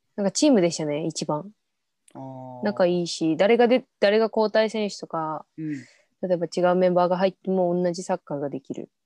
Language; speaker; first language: Japanese; native; Japanese